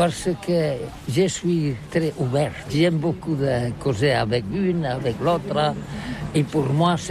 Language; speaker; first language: French; non-native, learner; Catalan